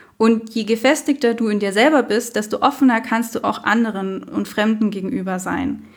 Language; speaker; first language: German; native; German